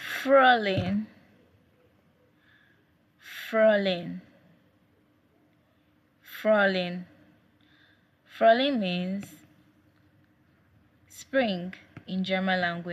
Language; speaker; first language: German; non-native, learner; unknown